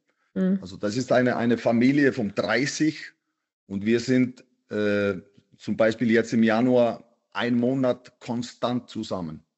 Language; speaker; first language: German; non-native, fluent; Icelandic